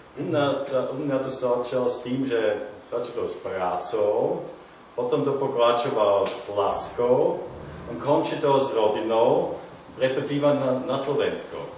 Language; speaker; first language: Slovak; non-native, learner; German